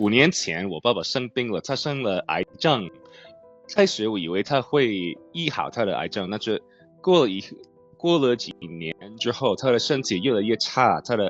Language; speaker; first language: Chinese; non-native, learner; English